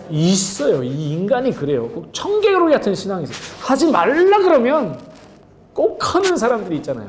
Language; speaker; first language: Korean; native; Korean